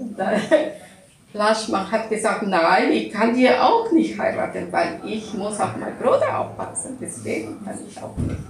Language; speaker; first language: German; non-native, learner; Russian